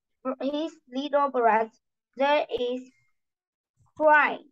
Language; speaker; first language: English; non-native, learner; Vietnamese